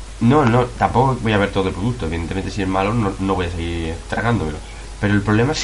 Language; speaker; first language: Spanish; native; Spanish